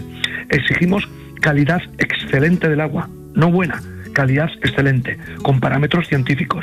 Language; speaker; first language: Spanish; native; Spanish